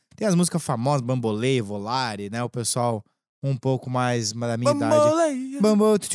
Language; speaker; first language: Portuguese; native; Portuguese